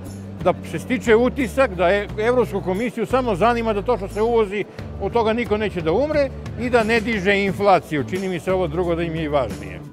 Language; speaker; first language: Serbian; native; Serbian